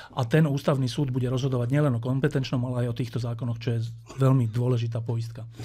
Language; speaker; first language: Slovak; native; Slovak